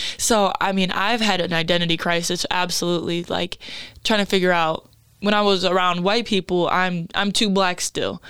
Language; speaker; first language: English; native; English